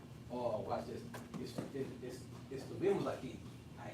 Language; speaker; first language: Spanish; non-native, fluent; English